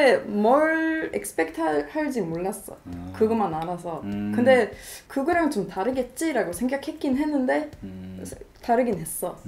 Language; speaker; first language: Korean; non-native, fluent; Swedish